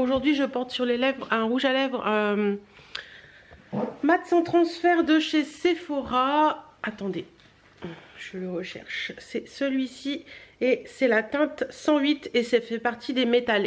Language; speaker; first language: French; native; French